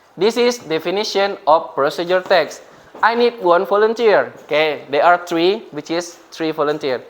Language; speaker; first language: English; non-native, fluent; Indonesian